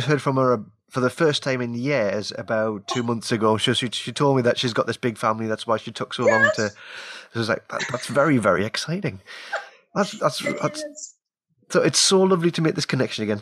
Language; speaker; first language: English; native; English